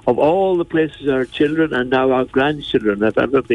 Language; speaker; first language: English; native; English